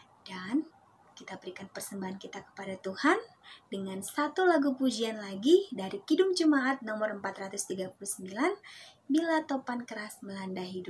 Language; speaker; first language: Indonesian; native; Indonesian